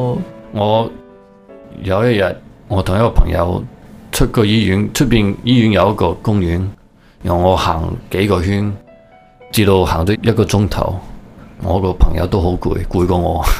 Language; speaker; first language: Cantonese; early bilingual, heritage; Cantonese